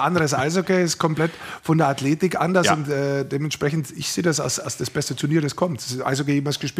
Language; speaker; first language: German; native; German